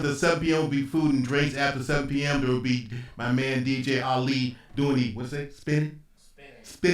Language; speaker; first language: English; native; English